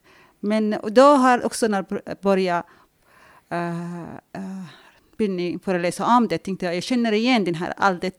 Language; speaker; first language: Swedish; non-native, fluent; Arabic